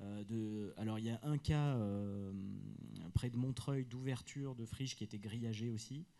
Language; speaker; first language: French; native; French